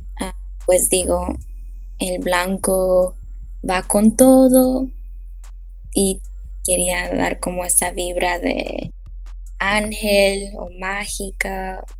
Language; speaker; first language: Spanish; early bilingual, heritage; Spanish